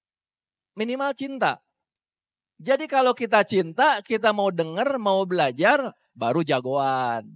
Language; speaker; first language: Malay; non-native, local second language; Sundanese